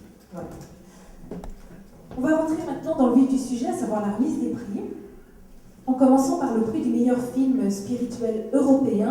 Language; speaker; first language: French; native; French